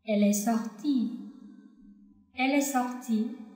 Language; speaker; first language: French; non-native, fluent; Chinese